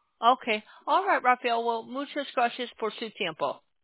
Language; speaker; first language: Spanish; non-native, learner; English